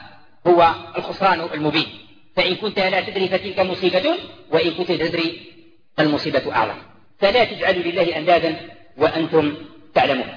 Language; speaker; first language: Arabic; native; Arabic